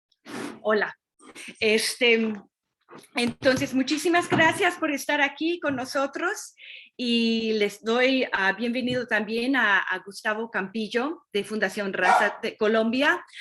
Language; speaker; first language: Spanish; non-native, fluent; English